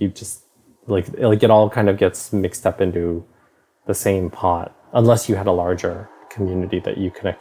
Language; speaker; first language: English; native; English